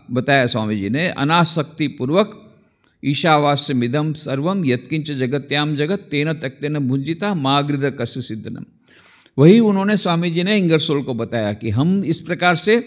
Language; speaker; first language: Hindi; non-native, local second language; Gujarati